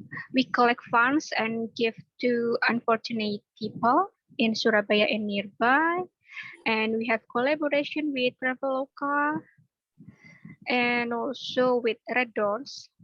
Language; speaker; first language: English; non-native, learner; Indonesian